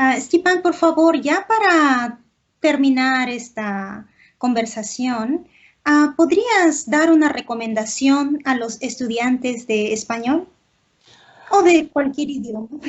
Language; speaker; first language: Spanish; native; Spanish